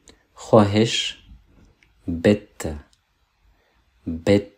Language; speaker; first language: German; non-native, fluent; Persian